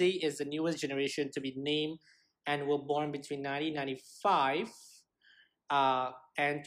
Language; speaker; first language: English; non-native, local second language; Malay